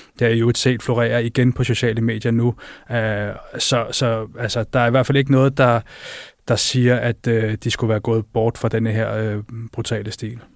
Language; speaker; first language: Danish; native; Danish